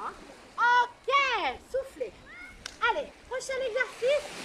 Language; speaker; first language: French; native; French